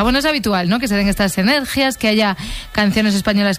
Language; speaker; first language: Spanish; native; Spanish